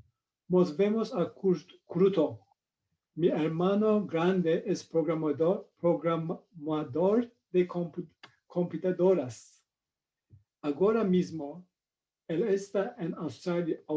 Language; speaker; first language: Spanish; non-native, learner; English